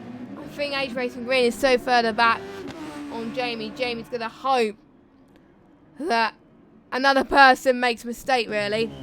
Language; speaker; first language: English; native; English